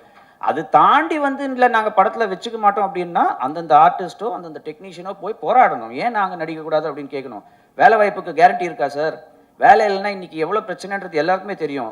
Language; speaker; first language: Tamil; native; Tamil